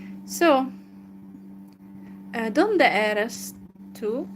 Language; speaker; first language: Spanish; non-native, learner; Hungarian